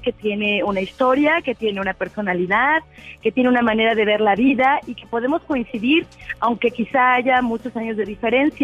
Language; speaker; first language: Spanish; native; Spanish